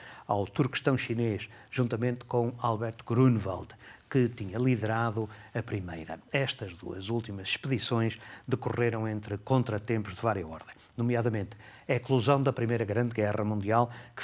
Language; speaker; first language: Portuguese; native; Portuguese